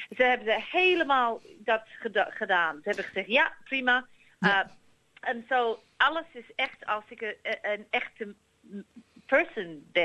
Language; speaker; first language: Dutch; early bilingual, heritage; Dutch